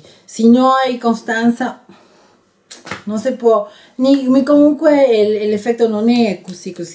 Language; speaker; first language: Italian; non-native, learner; Spanish